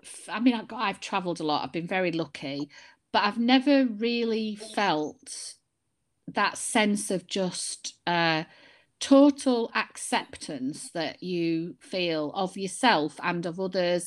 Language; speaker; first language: English; native; English